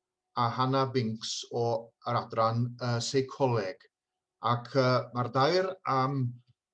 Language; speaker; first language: Welsh; native; Welsh